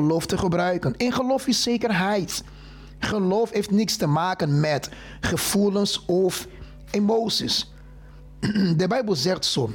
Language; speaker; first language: Dutch; non-native, fluent; Portuguese